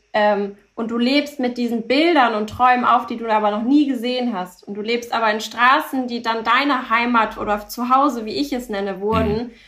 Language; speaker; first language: German; early bilingual, other home language; Turkish